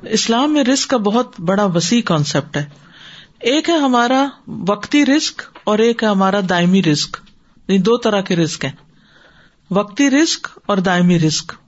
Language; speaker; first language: Urdu; native; Urdu